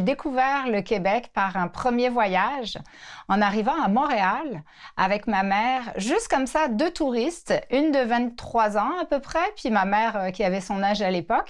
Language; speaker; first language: French; native; French